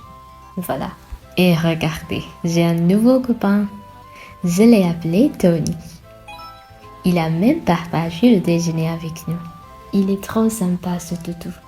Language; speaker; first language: French; non-native, fluent; Sinhala